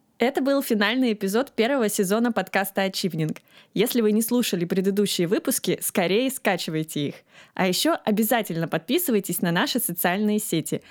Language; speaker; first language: Russian; native; Russian